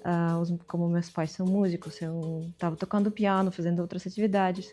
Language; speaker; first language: Portuguese; non-native, fluent; Russian